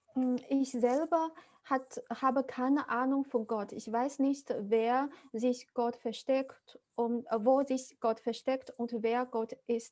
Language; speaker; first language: German; non-native, fluent; Chinese